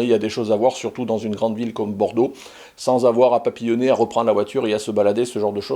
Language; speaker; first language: French; native; French